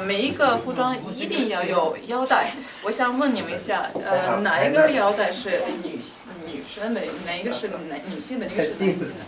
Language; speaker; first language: Chinese; non-native, fluent; Russian